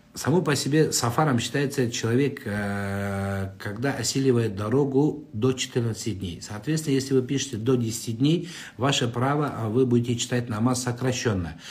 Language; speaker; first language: Russian; non-native, local second language; Kazakh